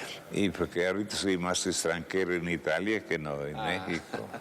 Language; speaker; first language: Spanish; non-native, fluent; Italian